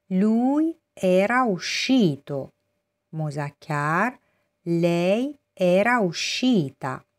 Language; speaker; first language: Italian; non-native, fluent; Persian